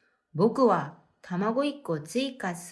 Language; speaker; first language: Japanese; non-native, fluent; Korean